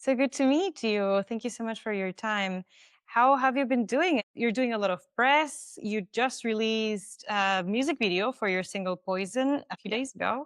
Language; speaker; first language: English; non-native, fluent; German